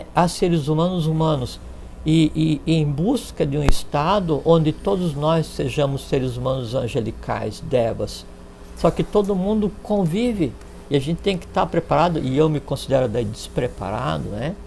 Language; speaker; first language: Portuguese; native; Portuguese